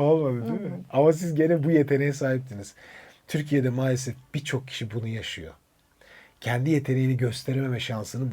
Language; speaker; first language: Turkish; native; Turkish